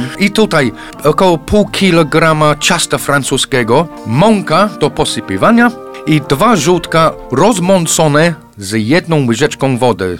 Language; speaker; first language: Polish; non-native, fluent; English